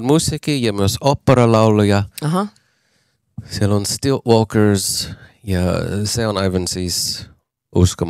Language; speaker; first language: Finnish; non-native, fluent; English